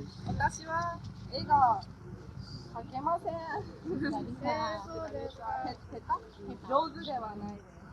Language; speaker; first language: Japanese; non-native, learner; Indonesian